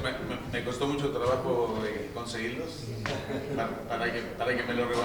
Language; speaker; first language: Spanish; native; Spanish